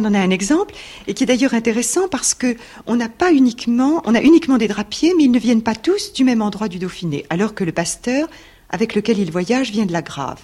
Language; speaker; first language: French; native; French